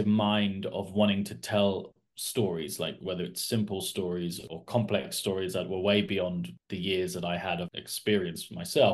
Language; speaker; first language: English; native; English